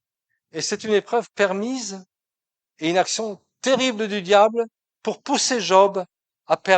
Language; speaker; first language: French; native; French